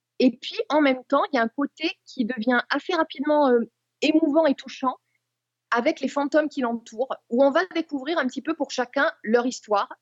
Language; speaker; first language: French; native; French